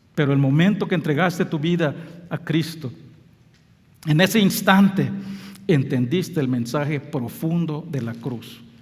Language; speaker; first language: Spanish; non-native, local second language; English